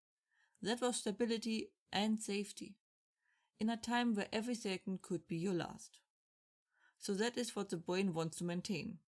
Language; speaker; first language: English; non-native, fluent; German